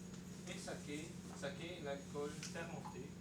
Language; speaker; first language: French; non-native, learner; Japanese